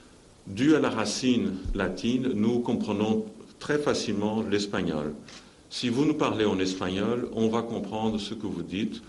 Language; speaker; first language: French; non-native, fluent; Portuguese